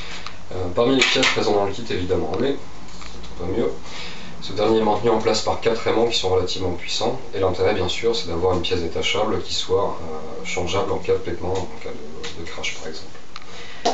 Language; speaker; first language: French; native; French